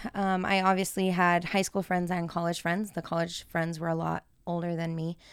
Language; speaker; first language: English; native; English